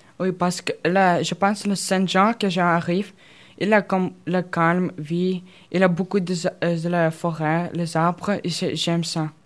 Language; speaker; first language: French; non-native, learner; Russian